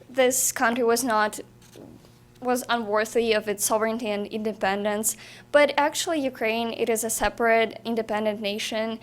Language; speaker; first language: English; non-native, fluent; Ukrainian